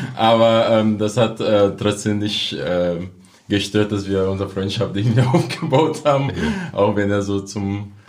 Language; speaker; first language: German; non-native, fluent; Portuguese